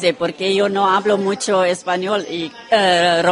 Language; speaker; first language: Spanish; non-native, learner; Romanian